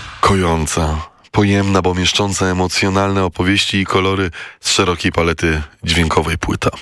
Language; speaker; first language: Polish; native; Polish